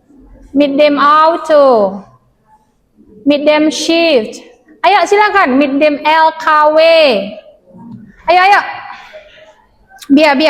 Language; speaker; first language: German; non-native, learner; Indonesian